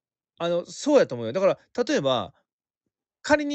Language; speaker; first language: Japanese; native; Japanese